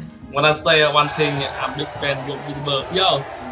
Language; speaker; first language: English; non-native, learner; Vietnamese